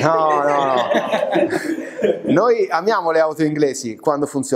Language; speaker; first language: Italian; native; Italian